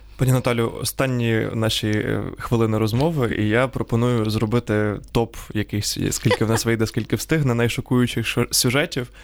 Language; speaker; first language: Ukrainian; native; Ukrainian